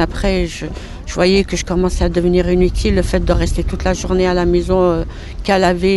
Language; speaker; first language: French; non-native, local second language; Arabic